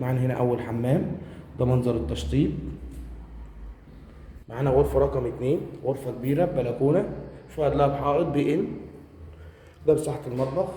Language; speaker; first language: Arabic; native; Arabic